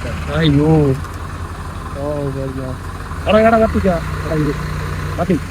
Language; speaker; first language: Indonesian; non-native, learner; Bangla